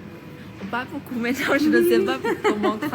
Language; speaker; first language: French; non-native, fluent; Vietnamese